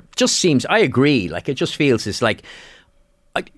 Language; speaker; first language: English; native; English